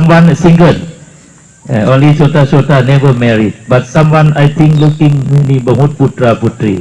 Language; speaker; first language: English; non-native, learner; Thai